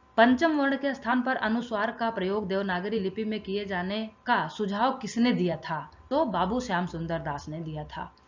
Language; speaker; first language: Hindi; native; Hindi